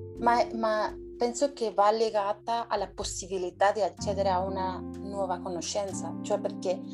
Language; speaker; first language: Italian; non-native, learner; Spanish